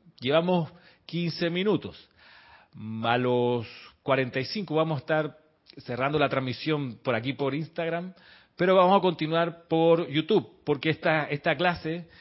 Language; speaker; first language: Spanish; native; Spanish